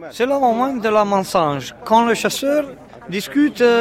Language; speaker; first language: French; non-native, learner; Romanian